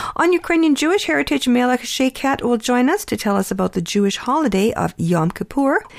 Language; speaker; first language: English; early bilingual, other home language; Ukrainian